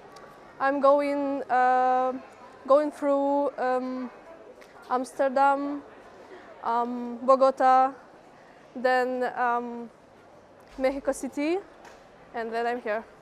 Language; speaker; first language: English; non-native, fluent; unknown